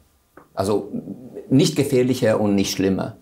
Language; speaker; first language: German; non-native, fluent; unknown